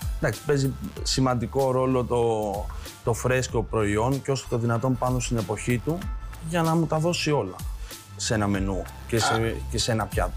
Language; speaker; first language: Greek; native; Greek